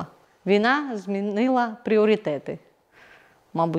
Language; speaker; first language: Ukrainian; non-native, local second language; Russian